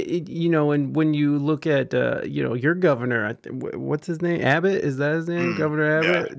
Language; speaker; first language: English; early bilingual, other home language; Spanish